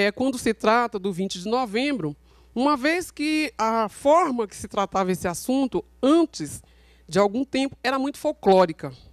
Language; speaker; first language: Portuguese; native; Portuguese